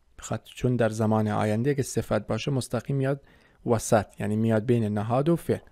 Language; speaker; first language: Persian; non-native, local second language; Kurdish